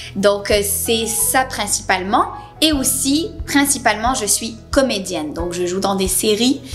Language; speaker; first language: French; native; French